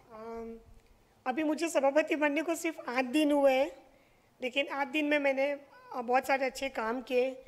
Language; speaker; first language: Hindi; non-native, local second language; Marathi